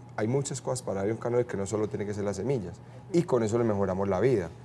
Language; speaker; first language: Spanish; native; Spanish